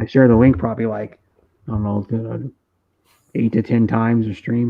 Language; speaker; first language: English; native; English